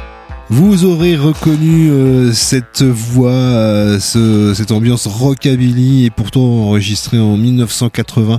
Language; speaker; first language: French; native; French